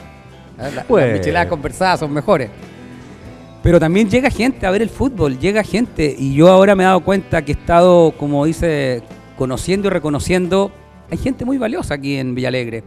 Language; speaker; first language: Spanish; native; Spanish